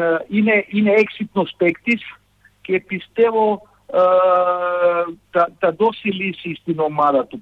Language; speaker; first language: Greek; non-native, fluent; Serbian